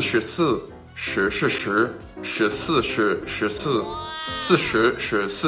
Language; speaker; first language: Chinese; non-native, fluent; Danish